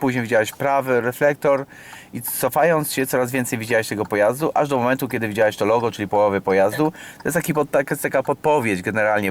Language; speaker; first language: Polish; native; Polish